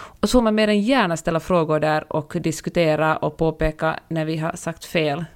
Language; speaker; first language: Swedish; native; Swedish